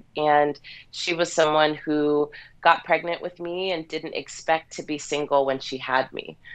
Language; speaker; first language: English; native; English